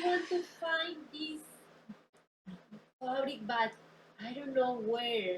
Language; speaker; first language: English; non-native, learner; Spanish